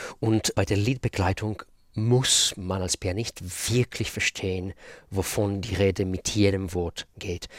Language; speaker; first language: German; non-native, fluent; Russian